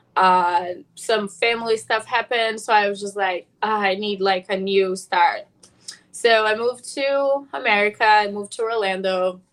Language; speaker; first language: English; non-native, fluent; Portuguese